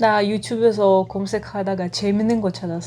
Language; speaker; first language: Korean; non-native, fluent; Russian